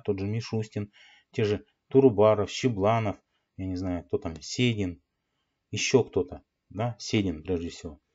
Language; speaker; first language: Russian; native; Russian